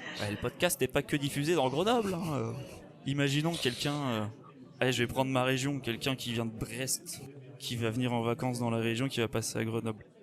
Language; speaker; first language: French; native; French